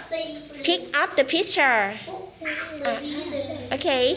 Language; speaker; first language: English; non-native, fluent; Thai